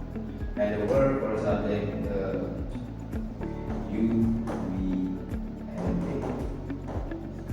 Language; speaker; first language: English; non-native, learner; Indonesian